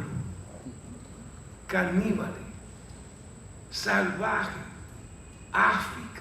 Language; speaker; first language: Spanish; native; Spanish